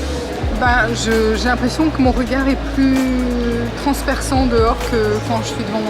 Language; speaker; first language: French; native; French